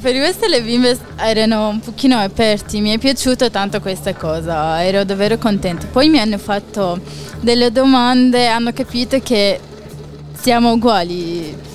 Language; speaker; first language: Italian; non-native, fluent; Arabic